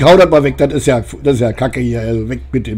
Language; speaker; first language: German; native; German